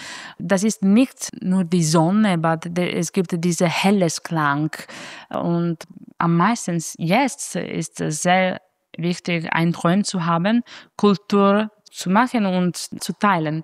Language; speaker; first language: German; non-native, fluent; Italian